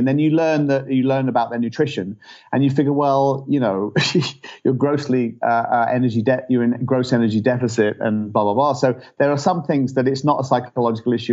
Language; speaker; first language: English; native; English